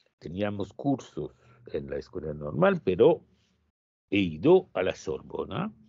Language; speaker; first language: Spanish; non-native, fluent; French